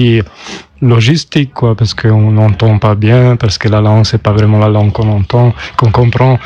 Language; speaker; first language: French; non-native, local second language; German